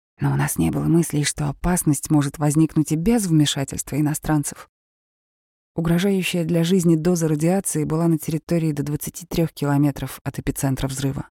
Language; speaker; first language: Russian; native; Russian